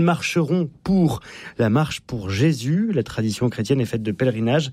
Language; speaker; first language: French; native; French